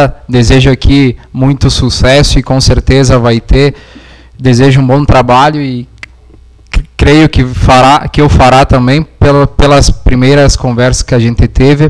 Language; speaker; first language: Portuguese; native; Portuguese